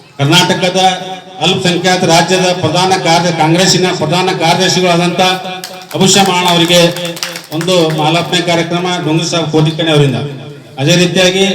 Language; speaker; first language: Kannada; native; Kannada